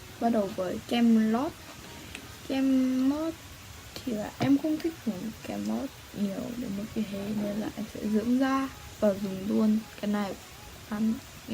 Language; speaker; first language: Vietnamese; early bilingual, heritage; Vietnamese